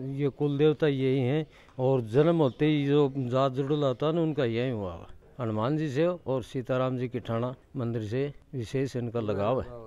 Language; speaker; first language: Hindi; native; Hindi